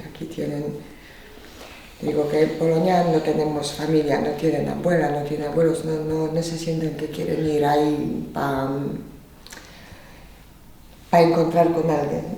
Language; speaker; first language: Spanish; non-native, fluent; Polish